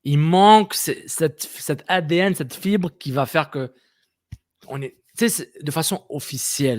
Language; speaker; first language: French; native; French